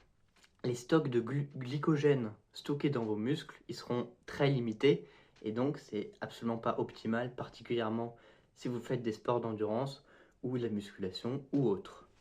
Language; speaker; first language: French; native; French